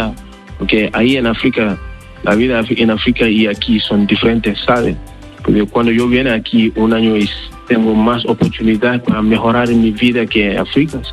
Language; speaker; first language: Spanish; non-native, learner; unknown